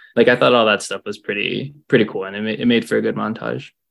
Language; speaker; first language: English; native; English